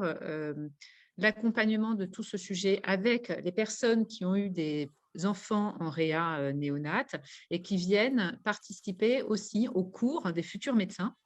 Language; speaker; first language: French; native; French